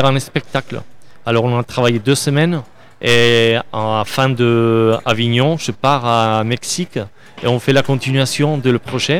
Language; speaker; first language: French; non-native, learner; Spanish